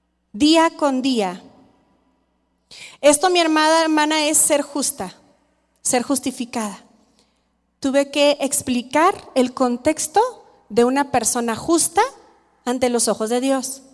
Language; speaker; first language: Spanish; native; Spanish